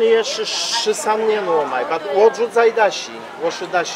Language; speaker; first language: Chinese; non-native, learner; Polish